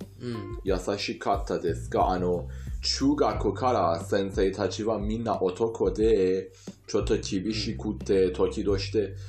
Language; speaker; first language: Japanese; non-native, fluent; Persian